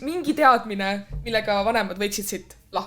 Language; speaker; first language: Estonian; native; Estonian